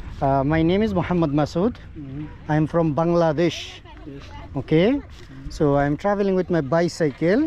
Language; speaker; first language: English; non-native, learner; Bangla